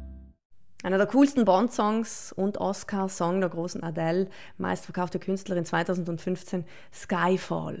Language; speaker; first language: German; native; German